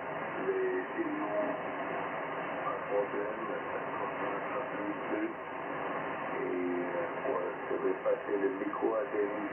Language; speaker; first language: French; non-native, local second language; German